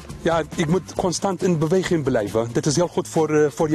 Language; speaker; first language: Dutch; non-native, fluent; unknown